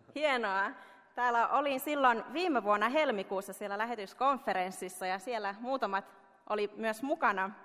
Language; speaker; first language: Finnish; early bilingual, heritage; Finnish